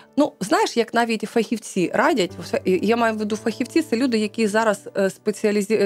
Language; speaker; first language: Ukrainian; non-native, local second language; Russian